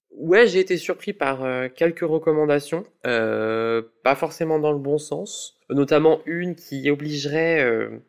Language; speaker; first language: French; native; French